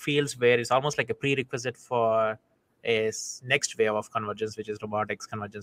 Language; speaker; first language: English; non-native, local second language; Telugu